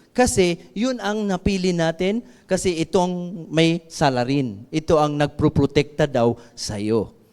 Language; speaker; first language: Filipino; non-native, local second language; Iloko